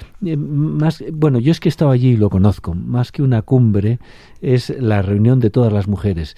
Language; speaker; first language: Spanish; native; Spanish